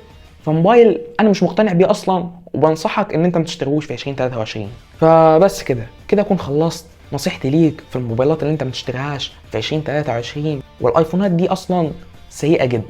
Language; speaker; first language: Arabic; native; Arabic